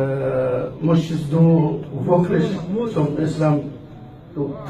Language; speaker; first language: German; non-native, learner; Arabic